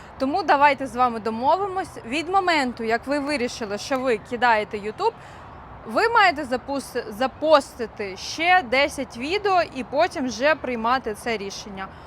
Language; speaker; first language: Ukrainian; non-native, local second language; Russian